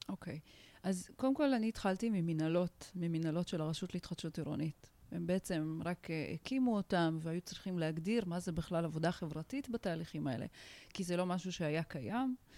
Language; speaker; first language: Hebrew; non-native, fluent; Russian